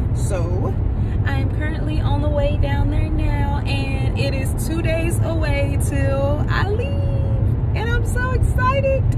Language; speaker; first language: English; native; English